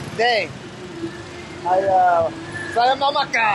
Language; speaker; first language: Indonesian; non-native, learner; English